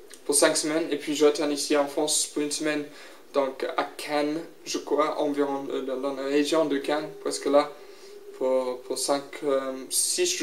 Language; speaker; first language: French; non-native, learner; English